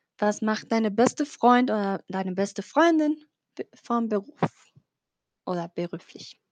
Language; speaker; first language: German; non-native, fluent; Spanish